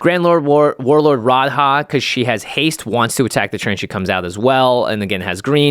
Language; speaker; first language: English; native; English